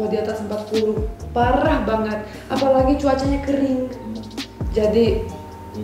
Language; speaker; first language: Indonesian; non-native, fluent; Romanian